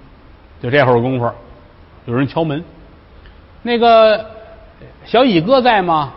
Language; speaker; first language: Chinese; native; Chinese